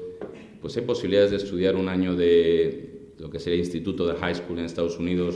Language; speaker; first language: Spanish; native; Spanish